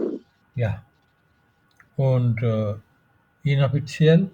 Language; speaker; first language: German; non-native, fluent; Bangla